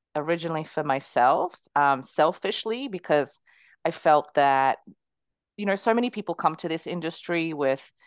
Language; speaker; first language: English; early bilingual, other home language; Spanish